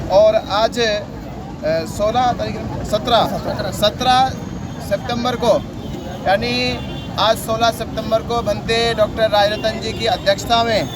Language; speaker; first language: Hindi; non-native, local second language; Marathi